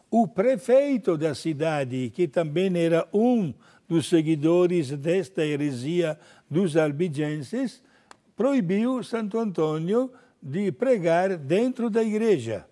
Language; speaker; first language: Portuguese; non-native, fluent; Italian